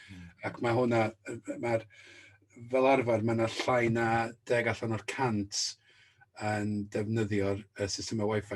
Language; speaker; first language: Welsh; native; Welsh